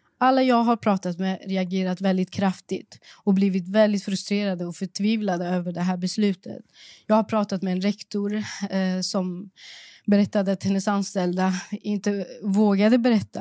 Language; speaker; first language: Swedish; early bilingual, other home language; Persian